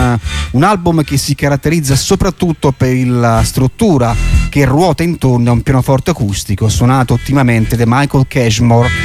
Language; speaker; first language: Italian; native; Italian